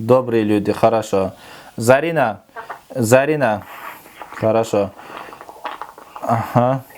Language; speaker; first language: Russian; non-native, local second language; Kyrgyz